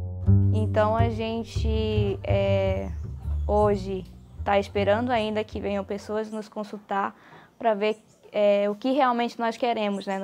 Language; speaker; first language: Portuguese; native; Portuguese